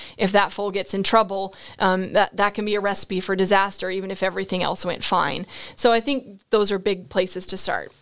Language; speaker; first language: English; native; English